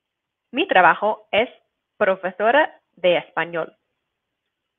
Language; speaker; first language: Spanish; non-native, fluent; English